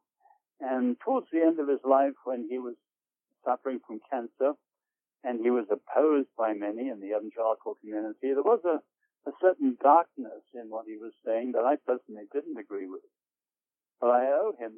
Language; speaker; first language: English; native; English